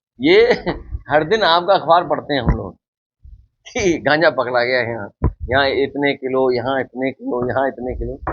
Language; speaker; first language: Hindi; native; Hindi